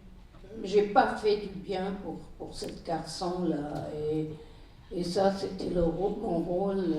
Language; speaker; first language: French; non-native, fluent; German